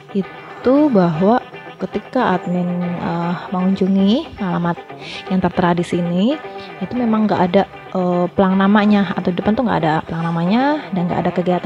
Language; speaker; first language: Indonesian; native; Indonesian